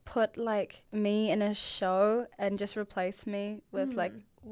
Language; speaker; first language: English; native; English